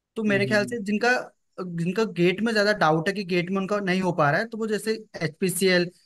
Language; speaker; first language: Hindi; native; Hindi